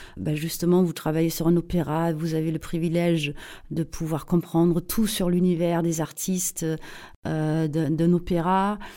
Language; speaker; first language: French; non-native, fluent; German